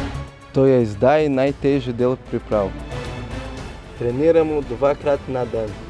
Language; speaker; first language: Slovenian; non-native, learner; Portuguese